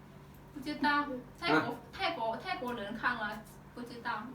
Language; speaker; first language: Chinese; non-native, learner; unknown